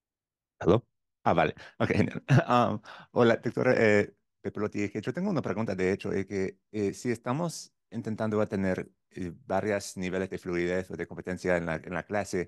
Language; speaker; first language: Spanish; non-native, fluent; English